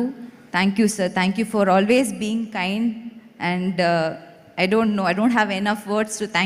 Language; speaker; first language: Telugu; non-native, local second language; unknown